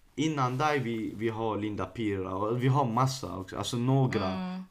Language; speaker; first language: Swedish; early bilingual, other home language; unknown